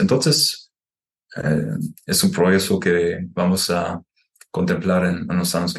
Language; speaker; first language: Spanish; non-native, fluent; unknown